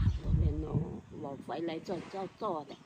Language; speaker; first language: Chinese; non-native, local second language; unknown